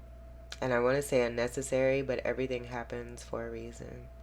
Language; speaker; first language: English; native; English